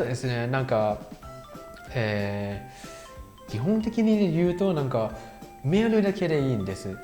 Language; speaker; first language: Japanese; non-native, fluent; Thai